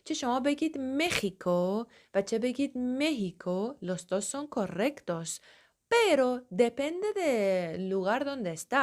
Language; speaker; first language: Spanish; non-native, fluent; Persian